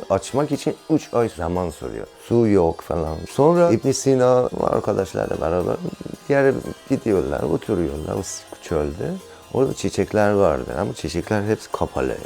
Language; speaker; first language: Turkish; non-native, learner; Persian